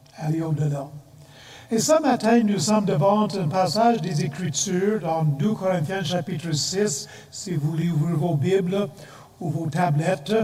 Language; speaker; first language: French; non-native, fluent; English